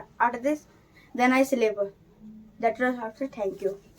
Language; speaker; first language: English; non-native, learner; Hindi